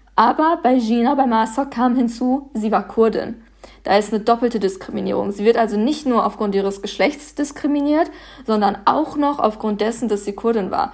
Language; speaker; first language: German; native; German